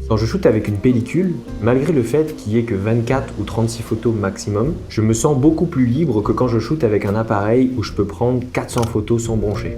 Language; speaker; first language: French; native; French